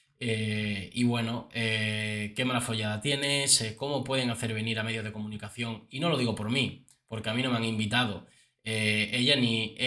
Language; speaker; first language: Spanish; native; Spanish